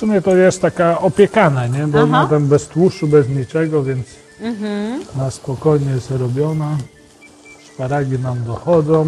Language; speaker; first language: Polish; native; Polish